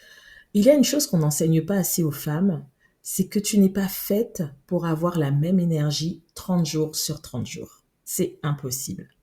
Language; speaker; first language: French; native; French